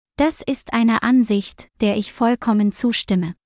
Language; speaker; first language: German; non-native, learner; Vietnamese